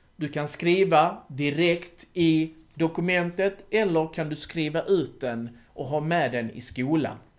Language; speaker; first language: Swedish; native; Swedish